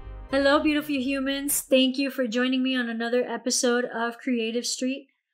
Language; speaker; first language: English; early bilingual, other home language; Spanish